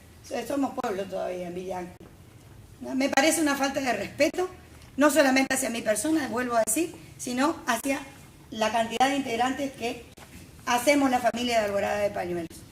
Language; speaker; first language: Spanish; native; Spanish